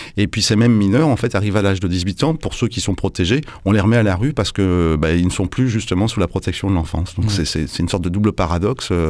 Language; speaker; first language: French; native; French